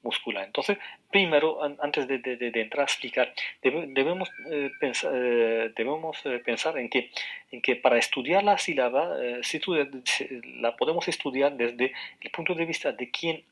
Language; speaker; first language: Spanish; non-native, fluent; Arabic